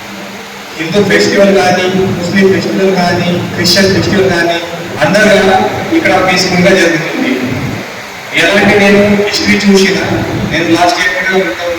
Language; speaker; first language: Telugu; non-native, fluent; Marathi